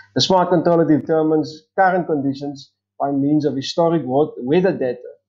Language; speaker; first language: English; non-native, local second language; Afrikaans